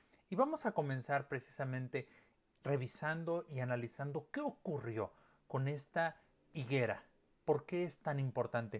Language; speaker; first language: Spanish; native; Spanish